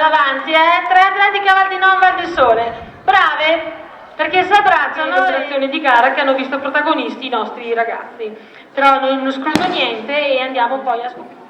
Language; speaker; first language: Italian; native; Italian